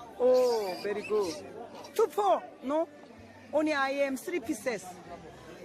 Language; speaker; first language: English; non-native, learner; Korean